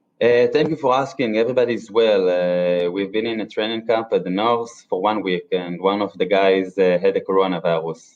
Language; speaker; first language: English; non-native, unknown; Hebrew